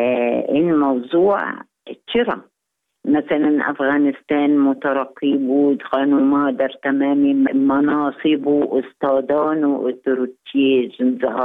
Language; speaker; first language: Persian; non-native, fluent; Arabic